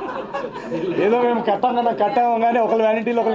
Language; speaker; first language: Telugu; native; Telugu